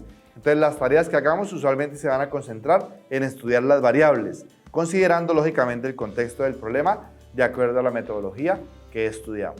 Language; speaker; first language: Spanish; native; Spanish